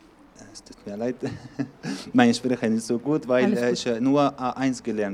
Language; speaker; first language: German; non-native, learner; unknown